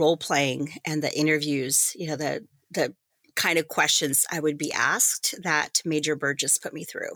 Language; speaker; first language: English; native; English